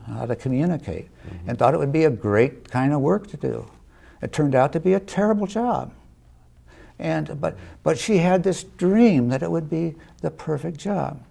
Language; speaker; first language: English; native; English